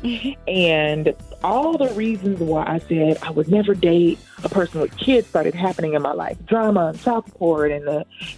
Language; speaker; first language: English; native; English